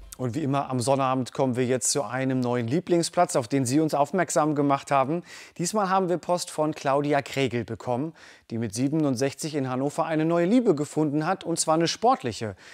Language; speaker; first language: German; native; German